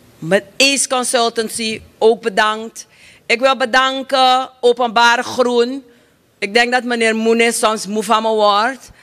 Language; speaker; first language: Dutch; native; Dutch